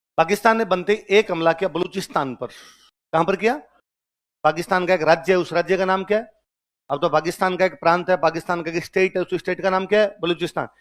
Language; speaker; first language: Hindi; native; Hindi